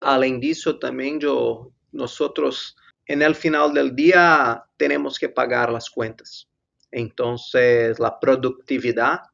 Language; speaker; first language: Spanish; non-native, fluent; Portuguese